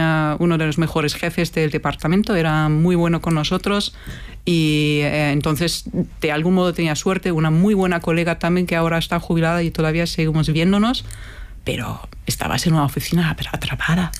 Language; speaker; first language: Spanish; non-native, fluent; German